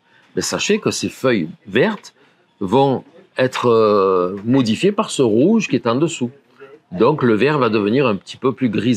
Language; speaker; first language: French; native; French